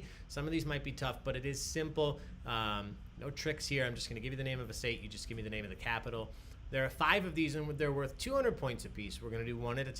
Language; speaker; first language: English; native; English